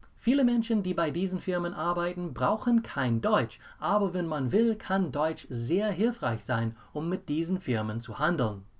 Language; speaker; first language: German; non-native, fluent; English